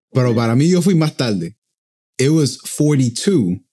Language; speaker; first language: Spanish; early bilingual, heritage; Spanish